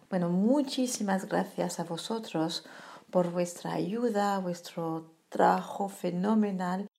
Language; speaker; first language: Spanish; non-native, fluent; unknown